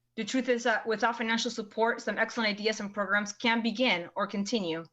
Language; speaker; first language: English; early bilingual, other home language; Spanish